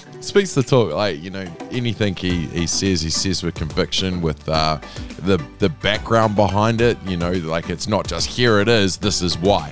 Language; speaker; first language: English; native; English